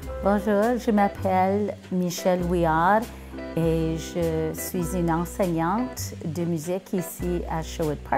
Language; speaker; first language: French; non-native, local second language; English